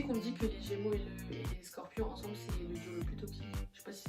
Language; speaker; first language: French; native; French